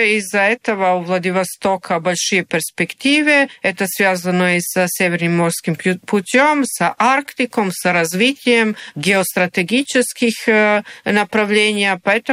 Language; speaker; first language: Russian; non-native, fluent; Serbian